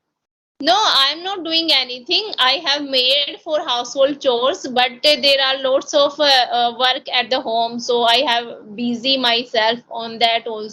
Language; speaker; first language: English; non-native, local second language; Hindi